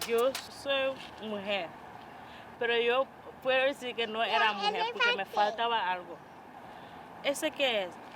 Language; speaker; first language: Spanish; non-native, fluent; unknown